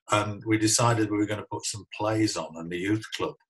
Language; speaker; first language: English; native; English